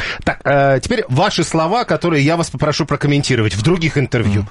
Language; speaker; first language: Russian; native; Russian